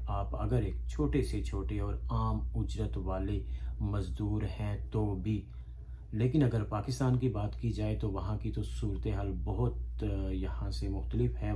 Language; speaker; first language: Urdu; non-native, local second language; Punjabi